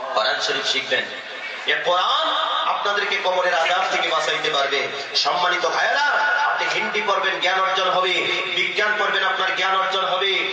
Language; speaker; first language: Bangla; non-native, local second language; Assamese